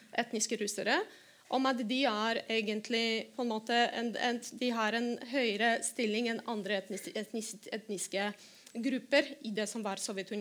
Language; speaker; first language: Norwegian; non-native, fluent; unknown